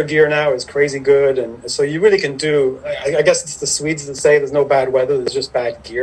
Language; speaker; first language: English; native; English